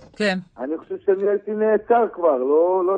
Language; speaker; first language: Hebrew; native; Hebrew